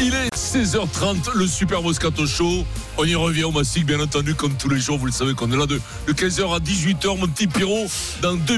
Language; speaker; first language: French; native; French